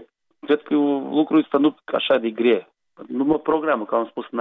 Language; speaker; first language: Romanian; non-native, local second language; Gagauz